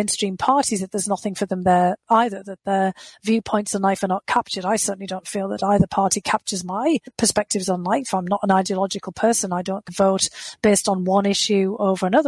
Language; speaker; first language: English; native; English